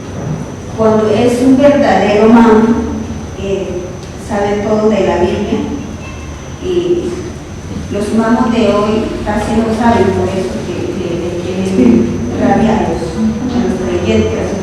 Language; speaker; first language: Spanish; non-native, local second language; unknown